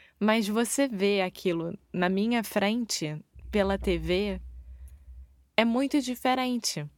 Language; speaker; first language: Portuguese; native; Portuguese